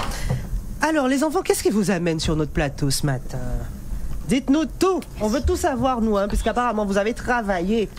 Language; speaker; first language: French; native; French